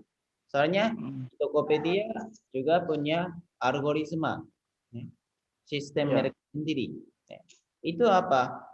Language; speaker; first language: Indonesian; non-native, fluent; Japanese